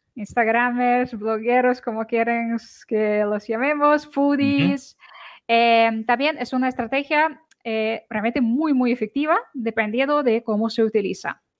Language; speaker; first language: Spanish; non-native, fluent; Ukrainian